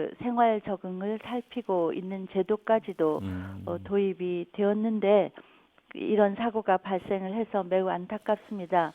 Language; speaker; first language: Korean; native; Korean